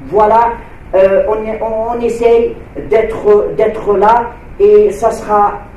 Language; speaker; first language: French; non-native, local second language; Arabic